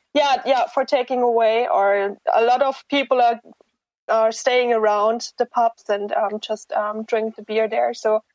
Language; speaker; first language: English; non-native, fluent; German